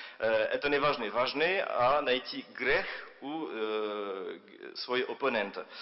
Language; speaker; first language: Russian; non-native, fluent; French